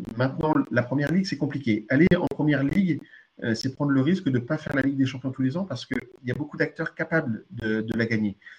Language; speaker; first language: French; early bilingual, other home language; Arabic